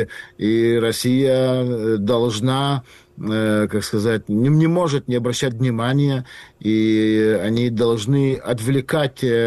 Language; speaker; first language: Russian; non-native, fluent; Lithuanian